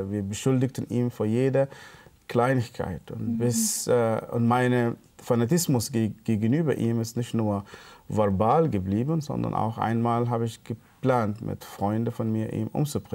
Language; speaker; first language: German; non-native, fluent; Arabic